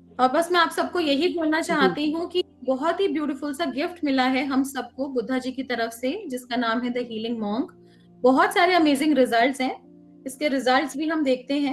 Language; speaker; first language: Hindi; native; Hindi